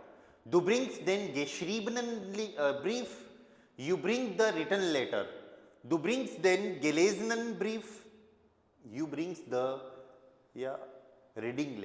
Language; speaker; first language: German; non-native, fluent; Hindi